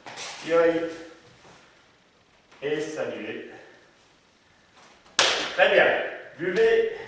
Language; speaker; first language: French; native; French